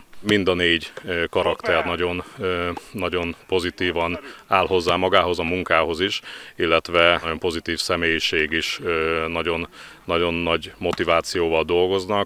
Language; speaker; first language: Hungarian; native; Hungarian